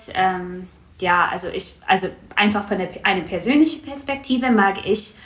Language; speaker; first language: German; non-native, fluent; English